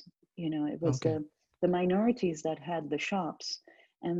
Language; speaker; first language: English; non-native, fluent; Turkish